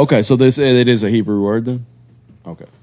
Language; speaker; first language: English; native; English